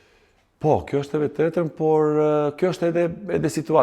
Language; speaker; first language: Albanian; non-native, fluent; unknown